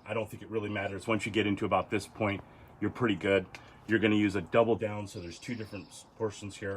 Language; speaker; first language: English; native; English